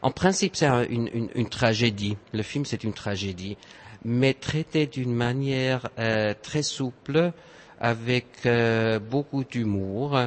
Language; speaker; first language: French; non-native, fluent; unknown